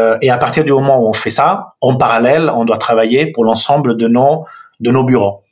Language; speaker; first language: French; non-native, fluent; Italian